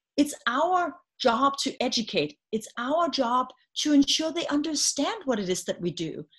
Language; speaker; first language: English; non-native, fluent; Danish